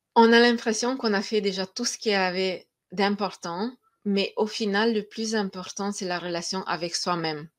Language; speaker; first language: French; non-native, fluent; Romanian